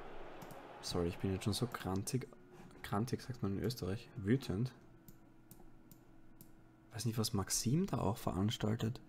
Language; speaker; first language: German; native; German